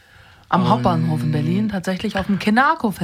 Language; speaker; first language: German; native; German